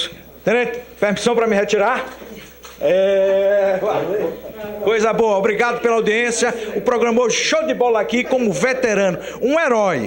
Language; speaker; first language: Portuguese; native; Portuguese